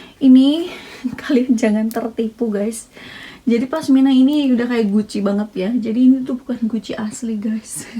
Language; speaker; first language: Indonesian; native; Indonesian